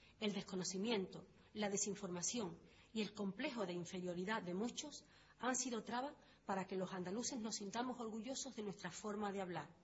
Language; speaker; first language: Spanish; native; Spanish